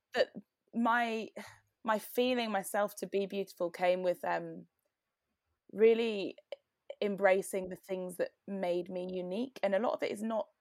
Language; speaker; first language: English; native; English